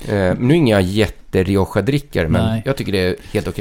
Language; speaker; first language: Swedish; native; Swedish